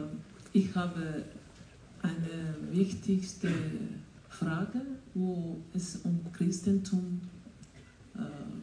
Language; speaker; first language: German; non-native, learner; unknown